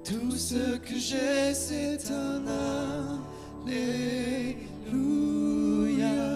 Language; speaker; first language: French; native; French